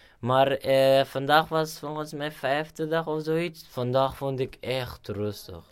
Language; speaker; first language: Dutch; non-native, learner; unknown